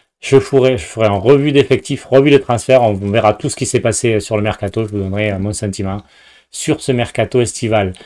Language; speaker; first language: French; native; French